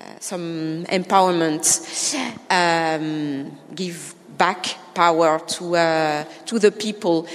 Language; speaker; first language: English; non-native, fluent; French